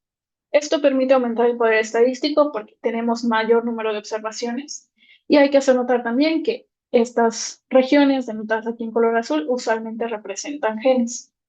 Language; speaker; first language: Spanish; native; Spanish